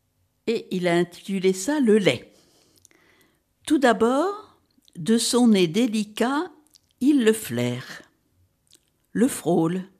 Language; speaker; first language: French; native; French